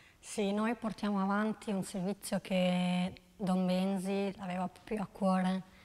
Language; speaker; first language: Italian; non-native, fluent; Albanian